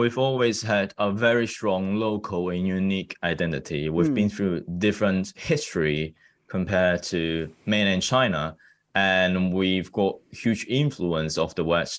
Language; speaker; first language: English; non-native, local second language; Cantonese